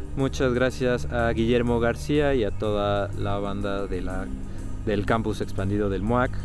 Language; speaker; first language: Spanish; native; Spanish